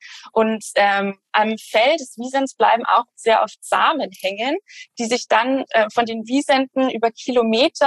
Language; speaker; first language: German; native; German